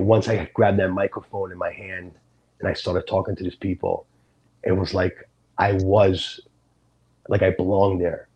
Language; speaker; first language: English; early bilingual, other home language; Sicilian